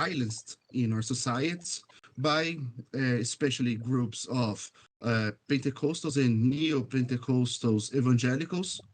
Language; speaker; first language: English; non-native, fluent; Portuguese